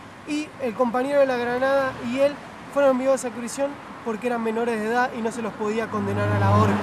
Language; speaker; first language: Spanish; native; Spanish